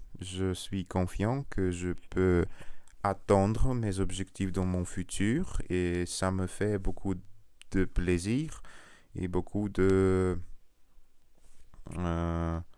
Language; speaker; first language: French; non-native, learner; Russian